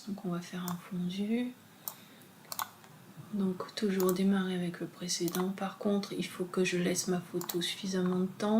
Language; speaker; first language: French; native; French